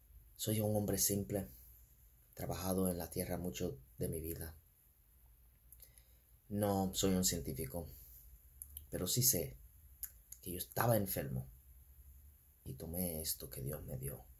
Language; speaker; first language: Spanish; non-native, fluent; English